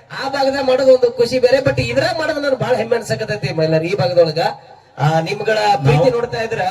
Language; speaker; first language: Kannada; native; Kannada